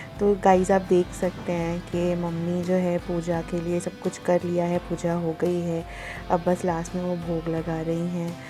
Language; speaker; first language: Hindi; non-native, local second language; Telugu